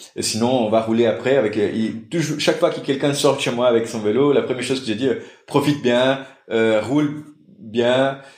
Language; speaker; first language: French; non-native, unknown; Portuguese